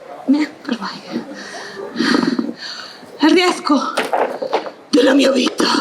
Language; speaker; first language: Italian; non-native, learner; Spanish